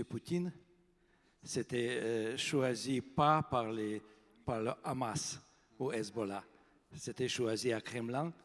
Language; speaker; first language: French; non-native, fluent; Russian